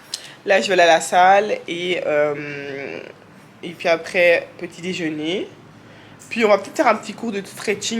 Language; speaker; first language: French; native; French